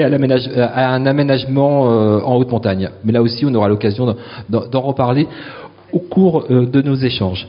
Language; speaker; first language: French; native; French